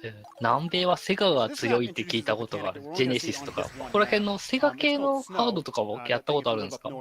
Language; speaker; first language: Japanese; native; Japanese